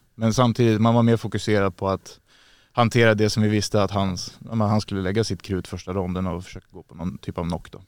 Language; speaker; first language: Swedish; native; Swedish